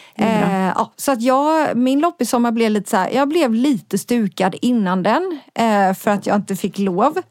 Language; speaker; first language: Swedish; native; Swedish